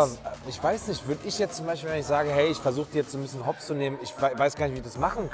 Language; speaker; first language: German; native; German